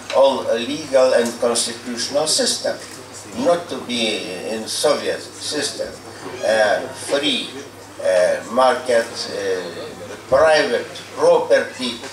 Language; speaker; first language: English; non-native, fluent; Lithuanian